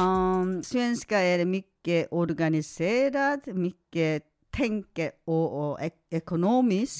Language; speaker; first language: Swedish; non-native, fluent; Korean